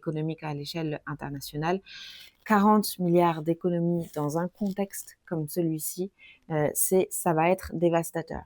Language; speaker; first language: French; native; French